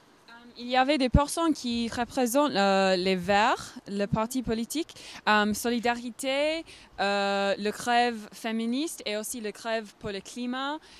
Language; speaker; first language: French; non-native, fluent; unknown